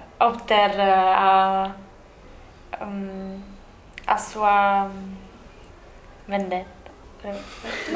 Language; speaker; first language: Portuguese; non-native, learner; Italian